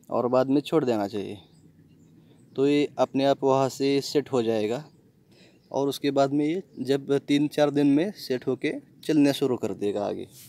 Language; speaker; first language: Hindi; non-native, local second language; Marathi